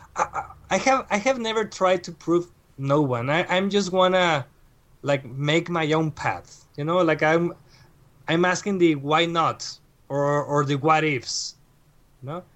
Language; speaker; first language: English; non-native, fluent; Spanish